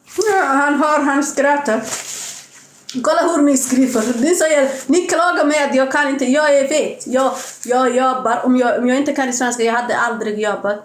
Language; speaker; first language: Swedish; non-native, learner; Somali